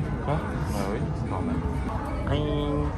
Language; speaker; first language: French; native; French